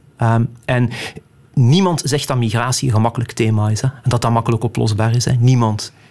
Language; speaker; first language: Dutch; native; Dutch